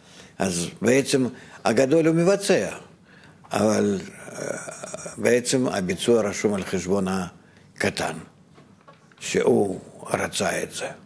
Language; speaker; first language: Hebrew; non-native, fluent; Russian